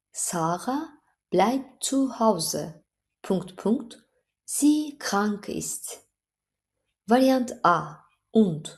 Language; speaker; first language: German; non-native, fluent; Azerbaijani